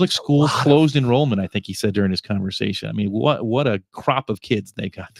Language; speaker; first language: English; native; English